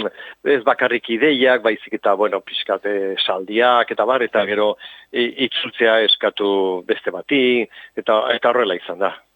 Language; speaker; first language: Basque; non-native, local second language; Spanish